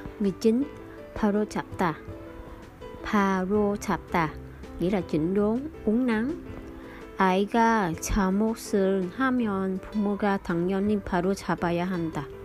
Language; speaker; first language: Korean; non-native, fluent; Vietnamese